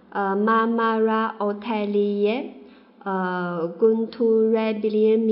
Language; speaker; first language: Turkish; non-native, fluent; Chinese